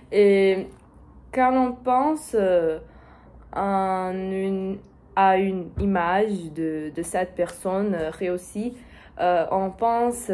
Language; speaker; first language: French; non-native, learner; Portuguese